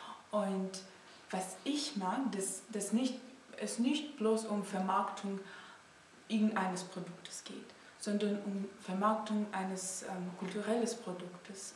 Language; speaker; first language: German; non-native, fluent; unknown